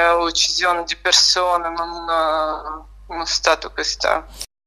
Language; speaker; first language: Italian; non-native, learner; Ukrainian